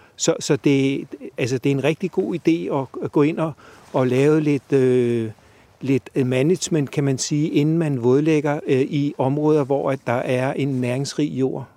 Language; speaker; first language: Danish; native; Danish